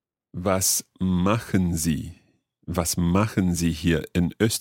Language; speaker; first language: German; non-native, learner; English